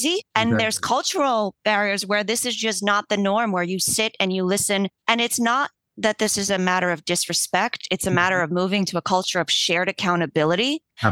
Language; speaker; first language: English; early bilingual, other home language; Polish